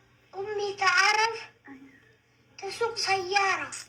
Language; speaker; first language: Arabic; non-native, learner; Amharic